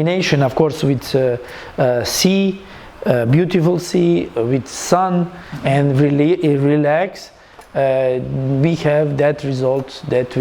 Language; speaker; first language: English; non-native, learner; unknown